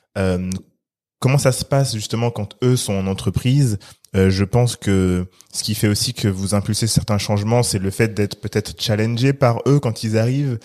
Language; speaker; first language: French; native; French